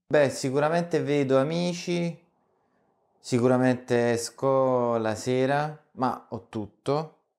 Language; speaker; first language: Italian; native; Italian